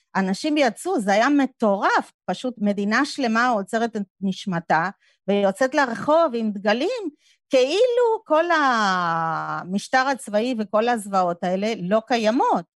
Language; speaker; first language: Hebrew; non-native, fluent; Spanish